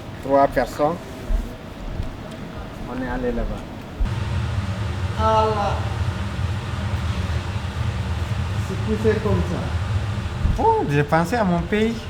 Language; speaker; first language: French; non-native, learner; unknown